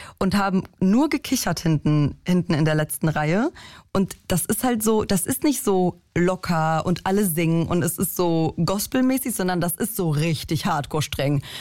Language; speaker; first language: German; early bilingual, other home language; Polish